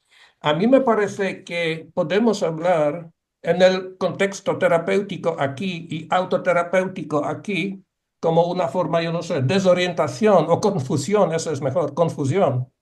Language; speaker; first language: Spanish; non-native, fluent; Polish